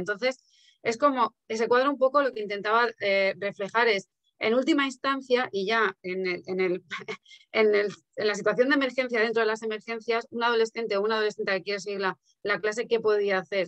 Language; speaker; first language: Spanish; native; Spanish